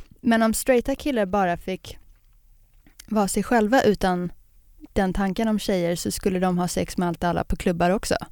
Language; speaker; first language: Swedish; native; Swedish